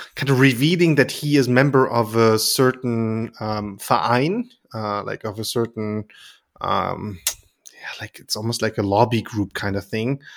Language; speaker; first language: English; non-native, fluent; German